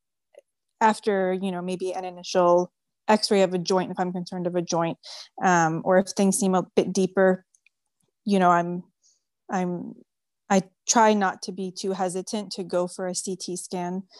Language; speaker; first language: English; early bilingual, other home language; French